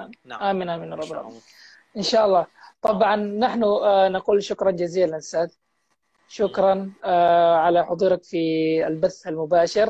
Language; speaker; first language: Arabic; non-native, fluent; Indonesian